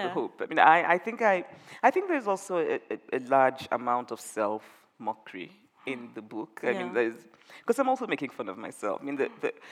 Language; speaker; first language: English; non-native, local second language; Igbo